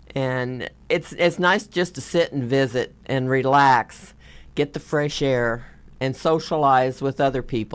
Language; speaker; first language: English; native; English